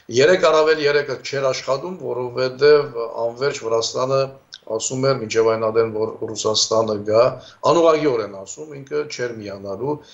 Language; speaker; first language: Armenian; early bilingual, heritage; Armenian